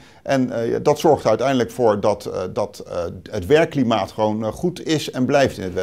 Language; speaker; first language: Dutch; native; Dutch